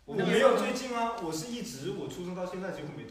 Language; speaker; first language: Chinese; native; Chinese